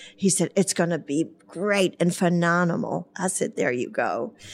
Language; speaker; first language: English; non-native, fluent; German